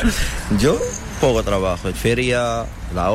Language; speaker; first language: Spanish; non-native, learner; Arabic